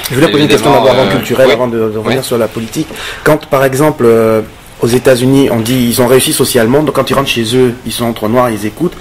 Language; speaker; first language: French; native; French